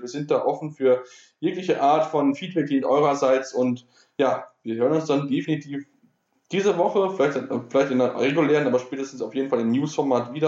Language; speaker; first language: German; native; German